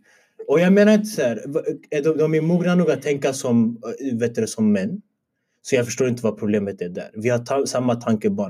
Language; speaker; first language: Swedish; early bilingual, other home language; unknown